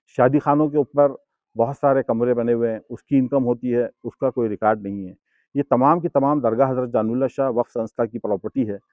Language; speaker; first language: Hindi; non-native, local second language; Urdu